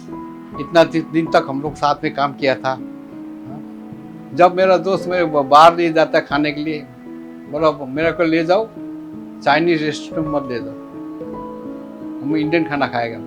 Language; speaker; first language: Hindi; non-native, local second language; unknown